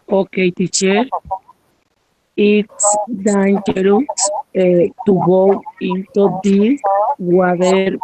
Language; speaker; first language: English; non-native, learner; Spanish